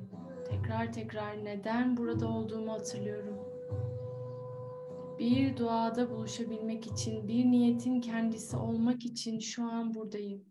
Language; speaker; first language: Turkish; native; Turkish